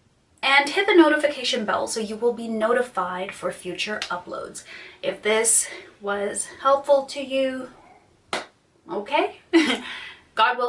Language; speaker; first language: English; native; English